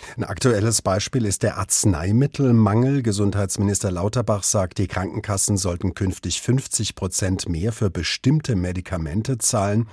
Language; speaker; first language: German; native; German